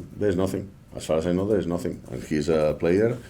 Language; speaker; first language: English; non-native, fluent; Spanish